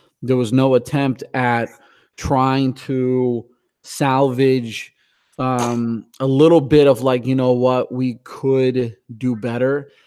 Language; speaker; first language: English; early bilingual, other home language; Portuguese